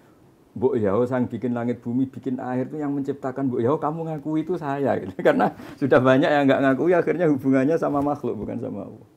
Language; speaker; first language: Indonesian; native; Indonesian